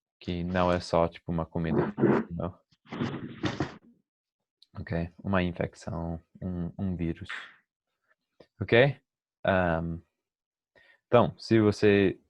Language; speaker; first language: Portuguese; non-native, fluent; English